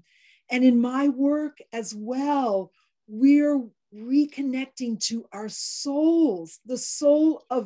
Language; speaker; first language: English; native; English